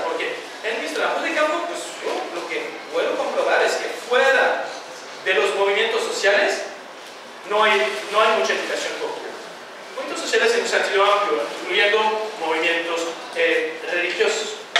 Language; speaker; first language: Spanish; non-native, fluent; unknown